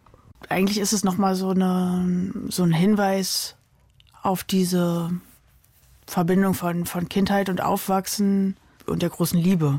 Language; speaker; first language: German; native; German